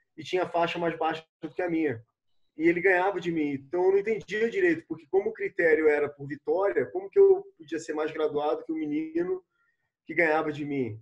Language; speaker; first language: Portuguese; native; Portuguese